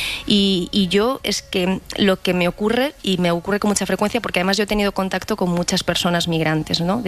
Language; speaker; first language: Spanish; native; Spanish